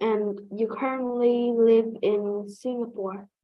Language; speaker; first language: English; non-native, fluent; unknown